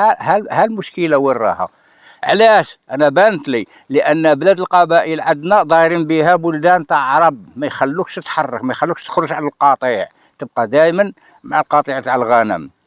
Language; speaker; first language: Arabic; native; Arabic